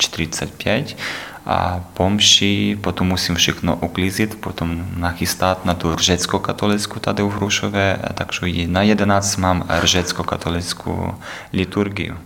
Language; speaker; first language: Czech; non-native, learner; Ukrainian